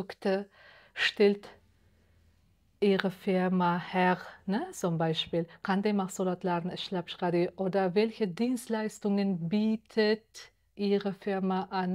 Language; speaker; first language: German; non-native, fluent; Uzbek